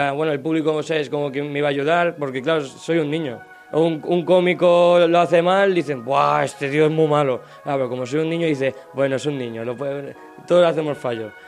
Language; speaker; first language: Spanish; native; Spanish